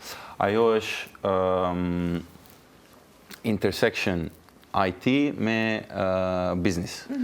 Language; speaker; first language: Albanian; non-native, learner; Turkish